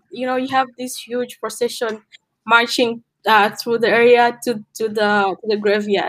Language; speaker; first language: English; non-native, local second language; Nyanja